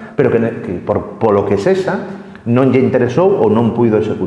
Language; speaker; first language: Spanish; native; Spanish